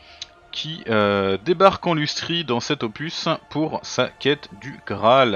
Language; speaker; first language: French; native; French